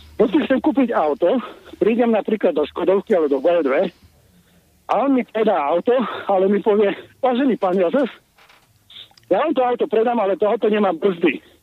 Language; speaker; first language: Slovak; native; Slovak